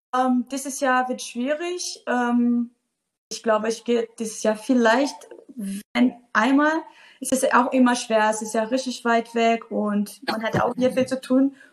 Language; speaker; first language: German; non-native, fluent; Portuguese